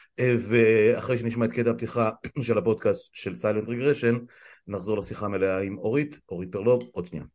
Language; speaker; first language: Hebrew; native; Hebrew